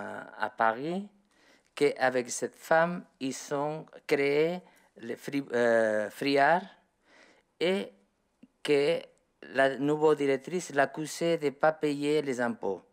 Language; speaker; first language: French; non-native, learner; Spanish